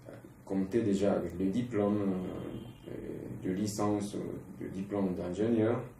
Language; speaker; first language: French; non-native, fluent; Spanish